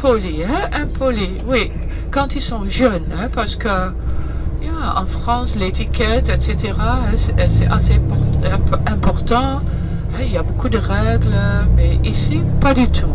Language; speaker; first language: French; early bilingual, heritage; Dutch